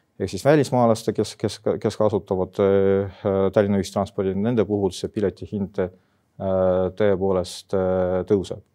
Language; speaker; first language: Estonian; non-native, local second language; Russian